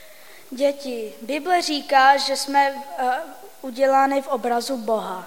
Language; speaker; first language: Czech; non-native, fluent; English